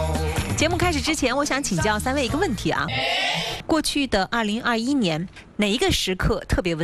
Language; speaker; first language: Chinese; native; Chinese